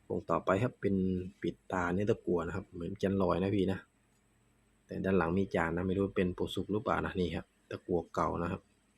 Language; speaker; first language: Thai; non-native, local second language; Northeastern Thai